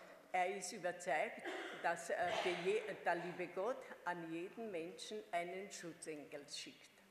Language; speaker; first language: German; non-native, fluent; Hungarian